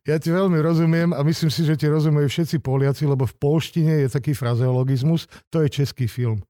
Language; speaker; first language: Slovak; non-native, local second language; Hungarian